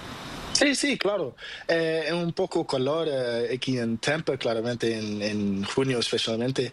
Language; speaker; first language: Spanish; non-native, learner; Portuguese